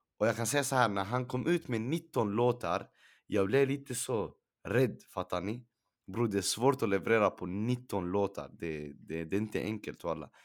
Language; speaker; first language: Swedish; early bilingual, other home language; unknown